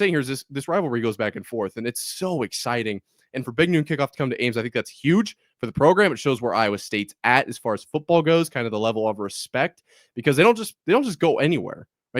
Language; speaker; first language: English; native; English